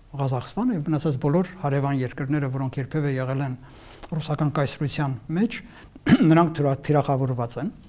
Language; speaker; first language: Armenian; native; Armenian